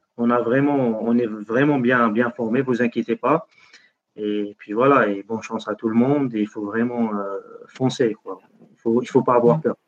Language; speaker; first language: French; non-native, local second language; Arabic